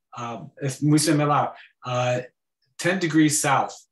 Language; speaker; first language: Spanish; non-native, learner; English